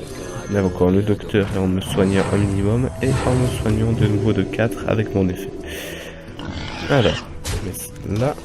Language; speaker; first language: French; native; French